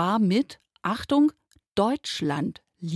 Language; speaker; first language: German; native; German